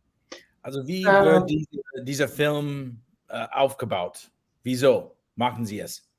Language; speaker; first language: German; non-native, learner; English